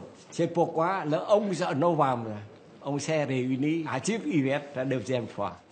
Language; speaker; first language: French; non-native, learner; Vietnamese